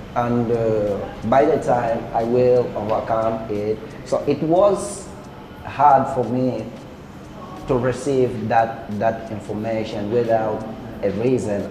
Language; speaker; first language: English; non-native, fluent; Portuguese